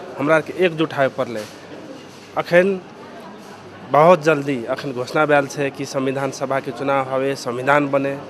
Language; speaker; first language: Maithili; non-native, local second language; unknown